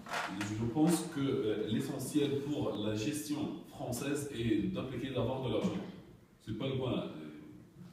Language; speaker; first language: French; non-native, learner; Arabic